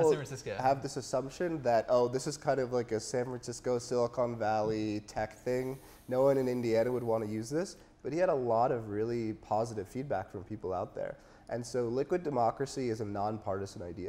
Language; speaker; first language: English; native; English